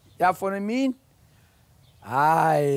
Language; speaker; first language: Danish; non-native, fluent; French